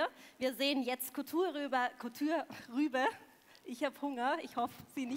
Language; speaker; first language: German; native; German